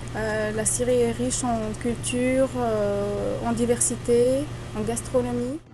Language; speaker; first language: French; early bilingual, other home language; Arabic